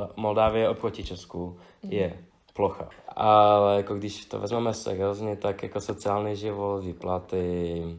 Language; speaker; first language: Czech; non-native, fluent; Russian